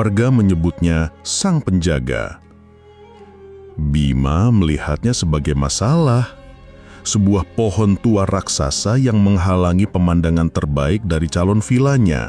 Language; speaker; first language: Indonesian; native; Indonesian